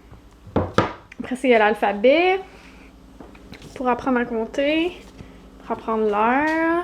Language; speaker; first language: French; native; French